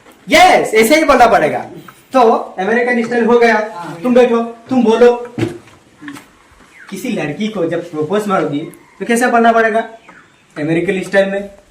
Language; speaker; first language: Hindi; non-native, local second language; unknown